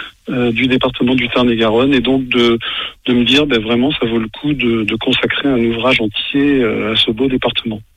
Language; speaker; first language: French; native; French